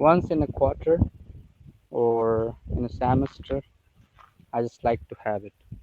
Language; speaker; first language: English; non-native, learner; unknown